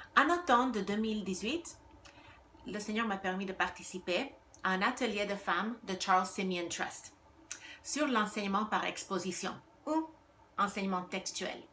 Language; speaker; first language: French; non-native, fluent; Spanish